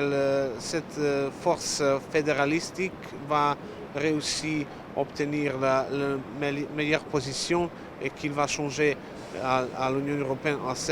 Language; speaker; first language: French; non-native, learner; Serbian